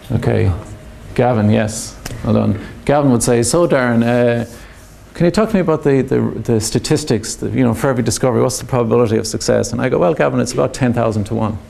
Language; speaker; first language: English; native; English